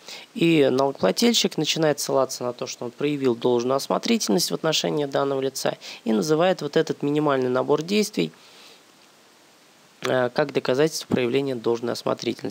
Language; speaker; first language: Russian; native; Russian